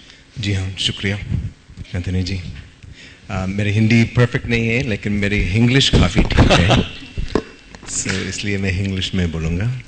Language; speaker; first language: Hindi; non-native, learner; English